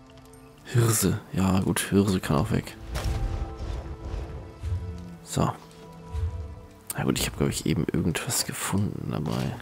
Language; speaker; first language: German; native; German